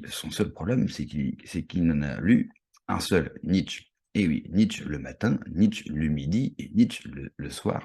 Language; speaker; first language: French; native; French